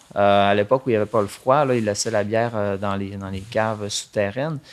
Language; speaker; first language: French; native; French